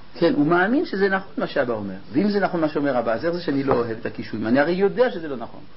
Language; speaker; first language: Hebrew; native; Hebrew